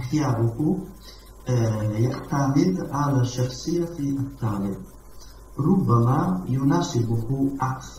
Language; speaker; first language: Arabic; non-native, learner; Italian